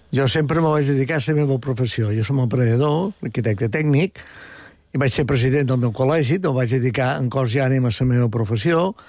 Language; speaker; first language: Catalan; native; Catalan